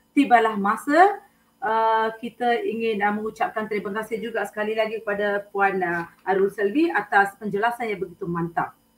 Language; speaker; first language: Malay; non-native, local second language; Tamil